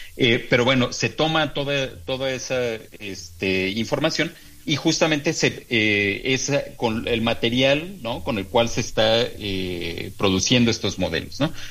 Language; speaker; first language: Spanish; native; Spanish